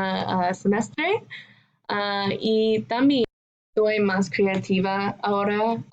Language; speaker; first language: Spanish; non-native, learner; English